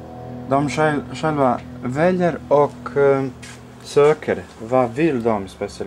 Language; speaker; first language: Swedish; non-native, fluent; Croatian